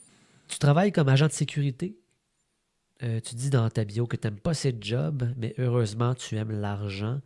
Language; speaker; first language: French; native; French